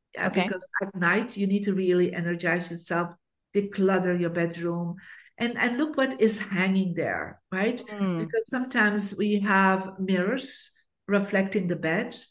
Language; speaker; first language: English; non-native, fluent; Dutch